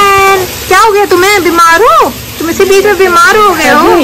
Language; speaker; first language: Hindi; native; Hindi